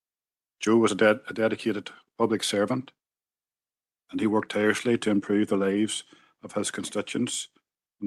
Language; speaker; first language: English; native; English